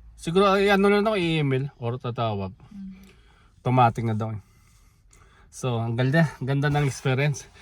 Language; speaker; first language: Filipino; non-native, local second language; Hiligaynon